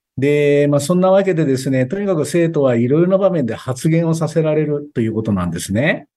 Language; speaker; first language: Japanese; native; Japanese